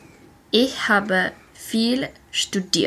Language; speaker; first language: German; non-native, learner; English